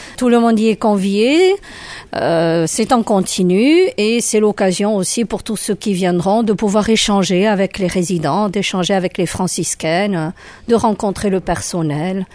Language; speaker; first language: French; native; French